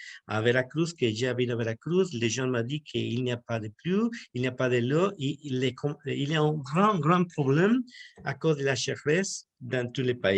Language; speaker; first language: French; non-native, learner; Spanish